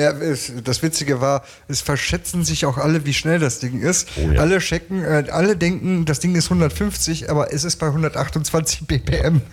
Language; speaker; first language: German; native; German